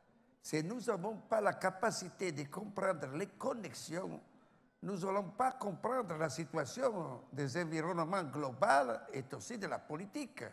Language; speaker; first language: French; non-native, learner; Italian